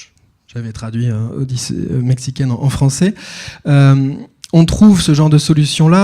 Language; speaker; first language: French; native; French